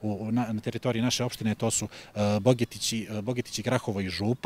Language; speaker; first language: Croatian; native; Croatian